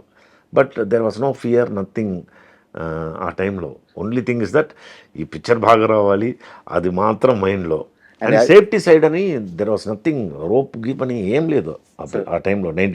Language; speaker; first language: Telugu; non-native, fluent; Tamil